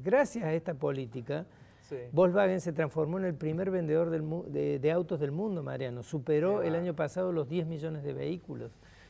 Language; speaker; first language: Spanish; native; Spanish